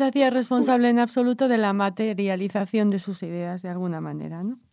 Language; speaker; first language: Spanish; native; Spanish